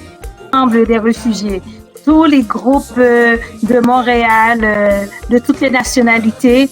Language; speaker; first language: French; native; French